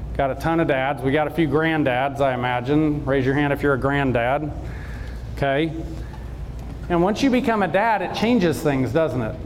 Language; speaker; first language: English; native; English